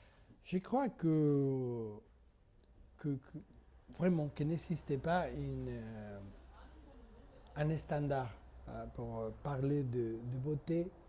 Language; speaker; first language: French; non-native, fluent; Spanish